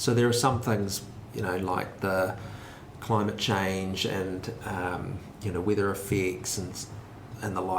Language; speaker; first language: English; native; English